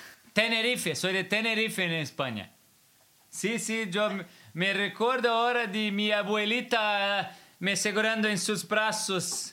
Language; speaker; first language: Spanish; non-native, learner; English